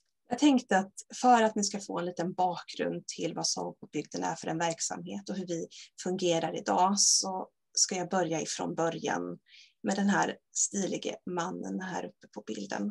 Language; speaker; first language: Swedish; native; Swedish